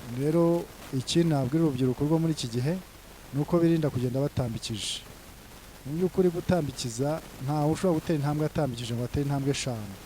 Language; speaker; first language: Kinyarwanda; early bilingual, heritage; Kinyarwanda